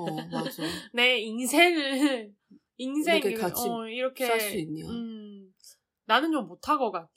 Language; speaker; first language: Korean; non-native, learner; Chinese